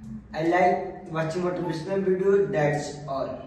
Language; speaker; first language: English; non-native, learner; Hindi